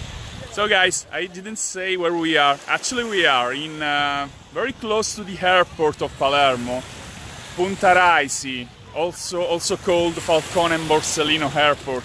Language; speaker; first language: English; non-native, fluent; Italian